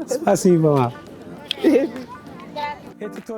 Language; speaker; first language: Russian; non-native, learner; Uzbek